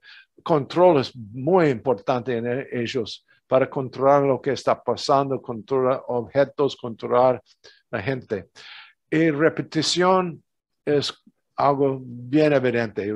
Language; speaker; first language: Spanish; non-native, fluent; English